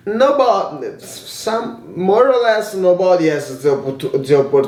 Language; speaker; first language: English; non-native, learner; Italian